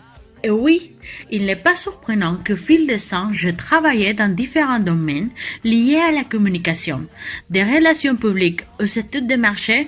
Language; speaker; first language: French; non-native, fluent; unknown